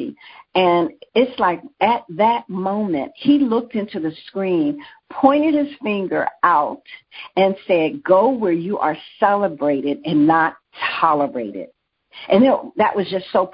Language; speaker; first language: English; native; English